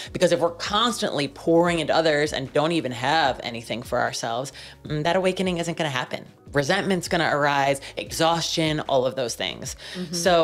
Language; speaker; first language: English; native; English